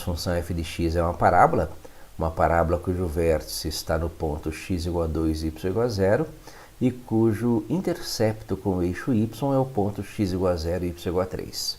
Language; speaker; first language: Portuguese; native; Portuguese